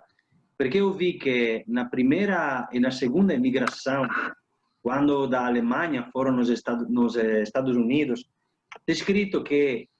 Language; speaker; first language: Portuguese; non-native, fluent; Italian